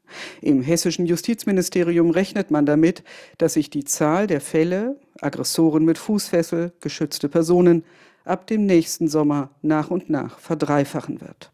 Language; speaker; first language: German; native; German